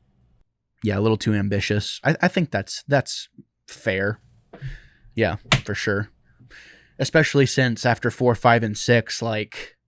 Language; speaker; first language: English; native; English